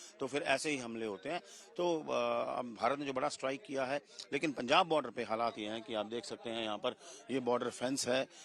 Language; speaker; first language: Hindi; non-native, local second language; Punjabi